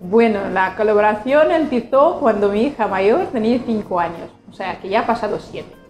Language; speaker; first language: Spanish; non-native, fluent; Russian